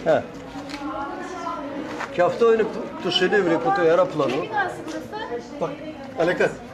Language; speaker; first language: Greek; early bilingual, heritage; Greek